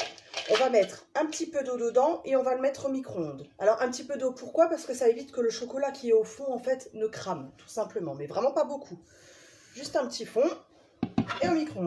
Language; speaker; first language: French; native; French